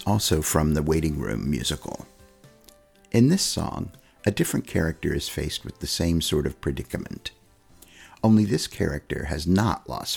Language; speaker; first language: English; native; English